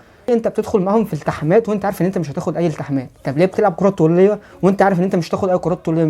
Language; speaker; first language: Arabic; native; Arabic